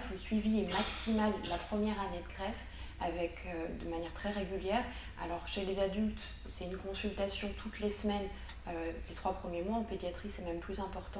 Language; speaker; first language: French; native; French